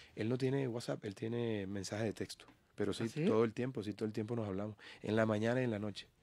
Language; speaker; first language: Spanish; native; Spanish